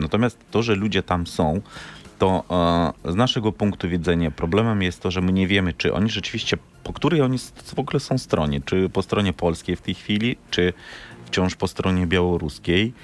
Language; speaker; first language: Polish; non-native, fluent; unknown